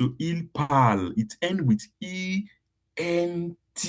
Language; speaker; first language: French; non-native, fluent; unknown